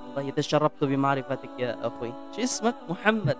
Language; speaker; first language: Arabic; non-native, learner; Indonesian